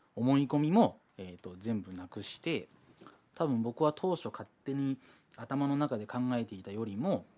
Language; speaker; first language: Japanese; native; Japanese